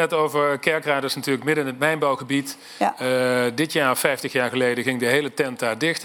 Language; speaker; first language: Dutch; native; Dutch